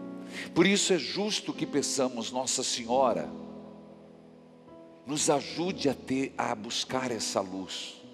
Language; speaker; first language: Portuguese; native; Portuguese